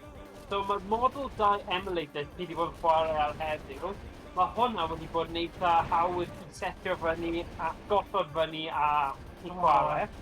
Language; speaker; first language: Welsh; native; Welsh